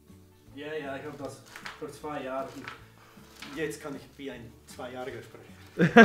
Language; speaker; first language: German; non-native, learner; English